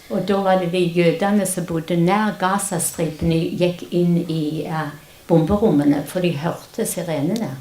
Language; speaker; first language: Norwegian; non-native, fluent; Hebrew